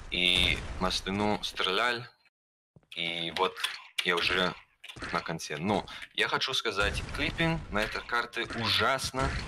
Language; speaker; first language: Russian; non-native, learner; German